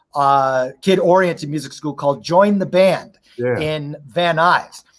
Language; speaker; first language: English; native; English